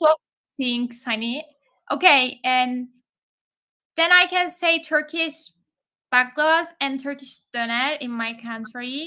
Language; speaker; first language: English; non-native, fluent; Turkish